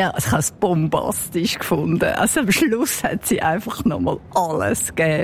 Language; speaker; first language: German; native; German